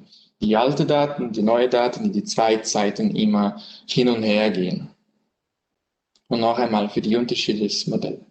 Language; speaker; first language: German; non-native, learner; French